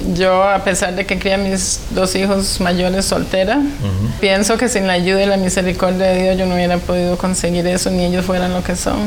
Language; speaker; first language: Spanish; native; Spanish